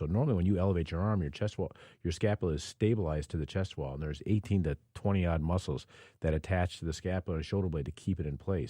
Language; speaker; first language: English; native; English